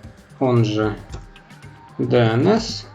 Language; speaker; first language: Russian; native; Russian